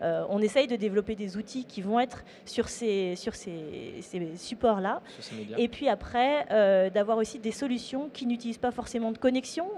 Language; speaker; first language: French; native; French